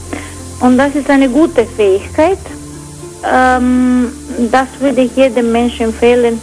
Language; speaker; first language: German; non-native, fluent; Croatian